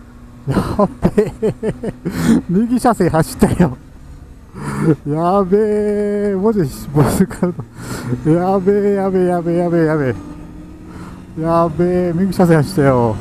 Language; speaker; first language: Japanese; native; Japanese